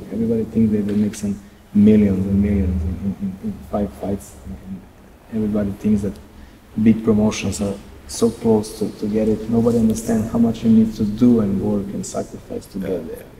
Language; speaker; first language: English; non-native, learner; Serbian